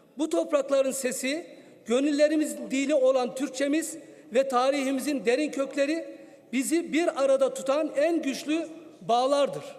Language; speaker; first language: Turkish; native; Turkish